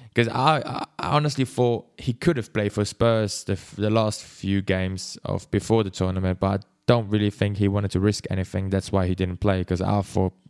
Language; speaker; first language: English; non-native, fluent; Swiss German